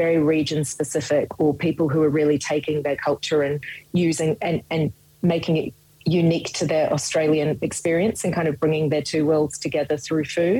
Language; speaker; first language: English; native; English